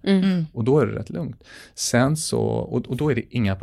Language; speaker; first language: Swedish; native; Swedish